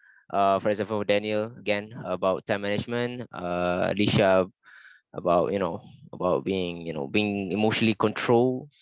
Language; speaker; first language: English; non-native, learner; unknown